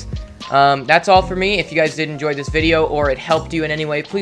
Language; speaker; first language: English; native; English